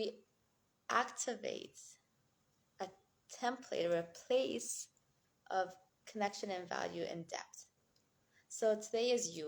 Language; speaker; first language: English; native; English